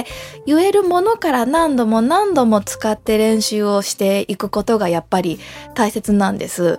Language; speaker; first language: Japanese; native; Japanese